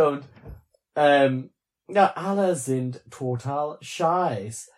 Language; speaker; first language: German; non-native, learner; English